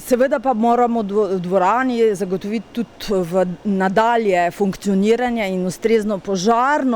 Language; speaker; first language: Slovenian; native; Slovenian